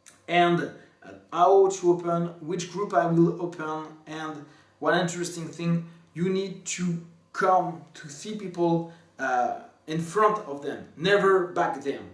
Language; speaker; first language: English; non-native, fluent; French